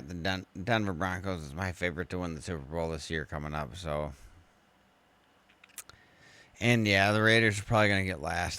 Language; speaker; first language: English; native; English